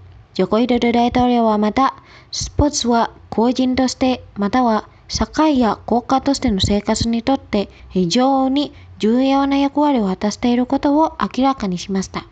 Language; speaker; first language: Japanese; non-native, fluent; Indonesian